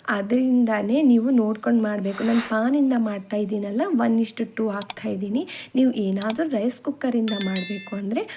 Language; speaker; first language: Kannada; non-native, local second language; Telugu